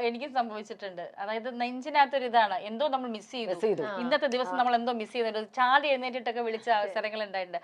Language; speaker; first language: Malayalam; native; Malayalam